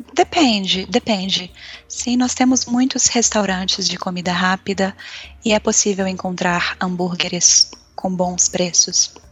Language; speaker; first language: Portuguese; native; Portuguese